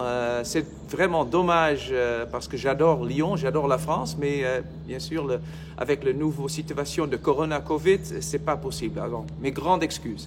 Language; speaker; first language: French; non-native, learner; Dutch